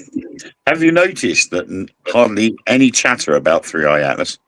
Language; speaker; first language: English; native; English